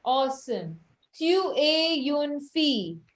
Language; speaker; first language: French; non-native, fluent; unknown